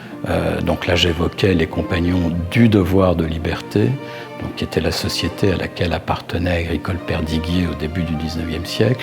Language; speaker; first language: French; native; French